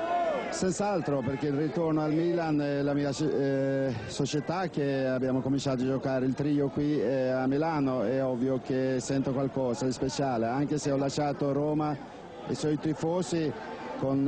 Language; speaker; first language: Italian; non-native, fluent; Swedish